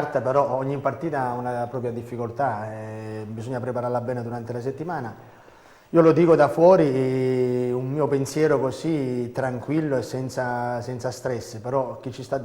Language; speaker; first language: Italian; native; Italian